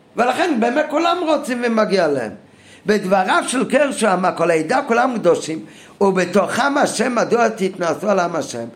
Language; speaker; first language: Hebrew; non-native, fluent; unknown